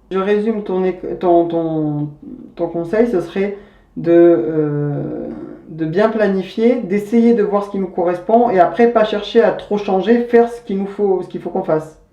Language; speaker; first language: French; native; French